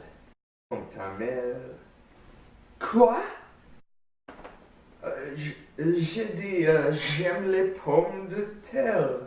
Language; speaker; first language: French; non-native, learner; English